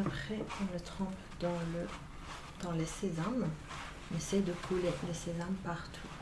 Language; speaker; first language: French; non-native, fluent; Arabic